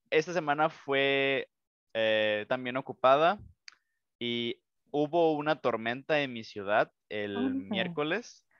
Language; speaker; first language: Spanish; native; Spanish